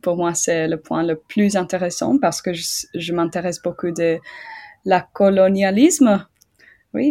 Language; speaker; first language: French; non-native, learner; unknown